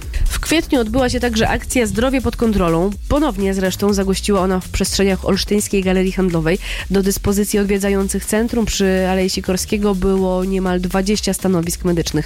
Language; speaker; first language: Polish; native; Polish